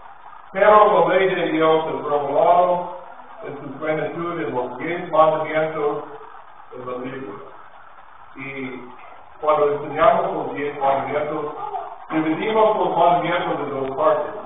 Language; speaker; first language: Spanish; non-native, learner; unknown